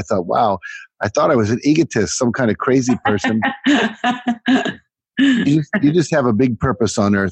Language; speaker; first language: English; native; English